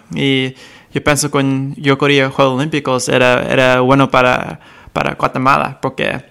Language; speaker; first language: Spanish; early bilingual, heritage; Spanish